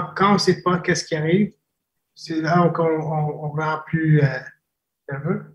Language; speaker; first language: French; non-native, fluent; English